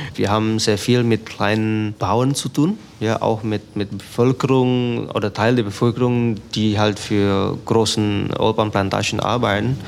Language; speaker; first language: German; non-native, fluent; Indonesian